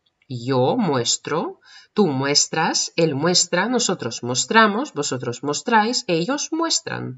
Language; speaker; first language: Spanish; non-native, fluent; Russian